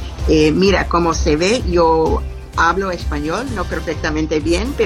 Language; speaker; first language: Spanish; non-native, fluent; English